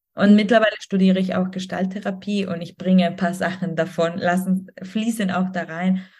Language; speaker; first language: German; non-native, fluent; Spanish